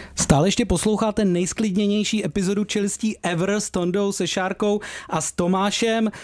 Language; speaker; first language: Czech; native; Czech